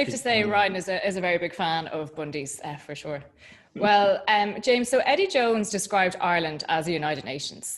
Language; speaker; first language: English; native; English